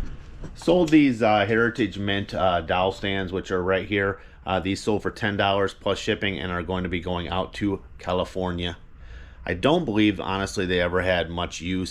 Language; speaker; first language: English; native; English